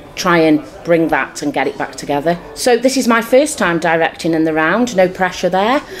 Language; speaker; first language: English; native; English